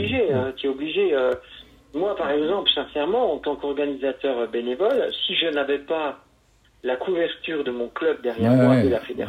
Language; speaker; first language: French; native; French